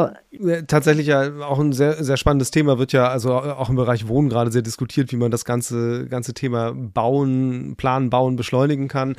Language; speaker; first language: German; native; German